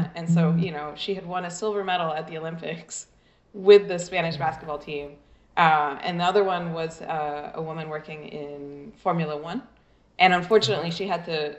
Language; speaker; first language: English; native; English